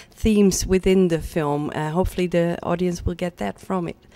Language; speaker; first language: English; non-native, fluent; Dutch